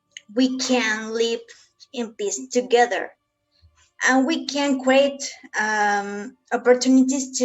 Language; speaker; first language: English; non-native, learner; Spanish